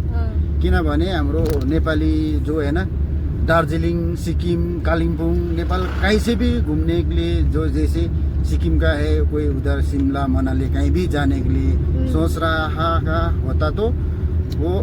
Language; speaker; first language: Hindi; non-native, local second language; Nepali